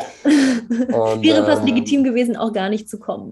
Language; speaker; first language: German; native; German